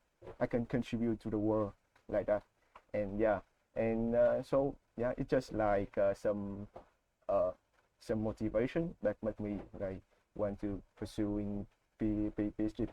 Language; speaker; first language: English; non-native, learner; Vietnamese